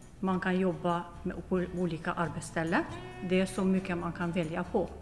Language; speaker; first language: Swedish; non-native, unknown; Albanian